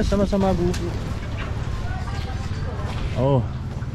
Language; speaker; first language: Indonesian; non-native, learner; German